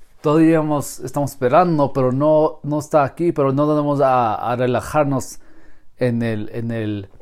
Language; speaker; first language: Spanish; non-native, learner; English